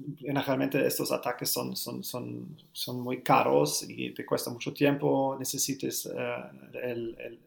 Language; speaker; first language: Spanish; non-native, learner; German